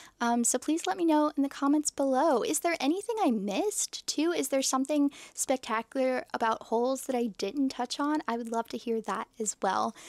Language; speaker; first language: English; native; English